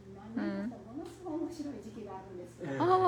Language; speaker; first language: Japanese; native; Japanese